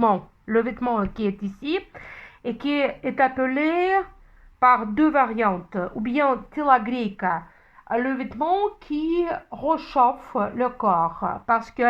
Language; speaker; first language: French; non-native, fluent; Russian